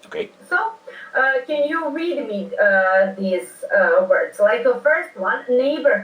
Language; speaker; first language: English; non-native, fluent; Serbian